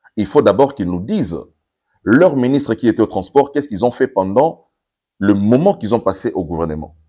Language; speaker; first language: French; non-native, local second language; Lingala